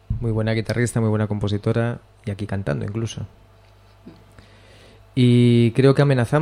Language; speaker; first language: Spanish; native; Spanish